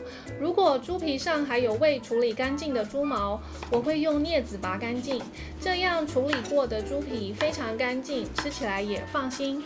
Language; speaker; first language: Chinese; native; Chinese